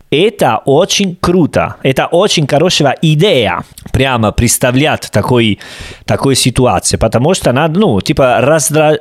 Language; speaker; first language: Russian; non-native, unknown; Italian